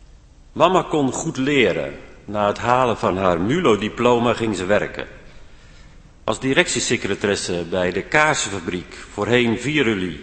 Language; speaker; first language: Dutch; native; Dutch